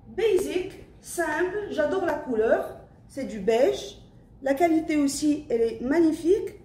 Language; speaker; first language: French; non-native, local second language; Arabic